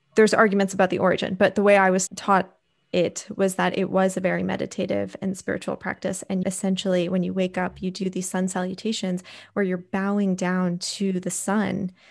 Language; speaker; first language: English; native; English